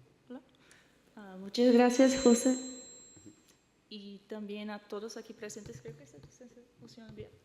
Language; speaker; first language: Spanish; non-native, fluent; Portuguese